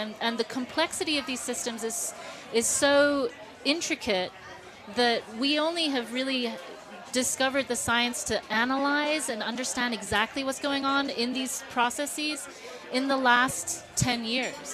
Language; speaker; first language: English; non-native, local second language; Cantonese